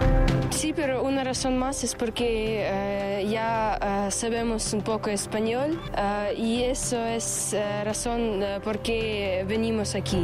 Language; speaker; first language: Spanish; non-native, learner; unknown